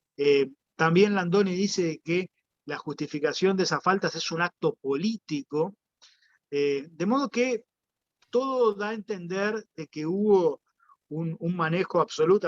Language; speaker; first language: Spanish; native; Spanish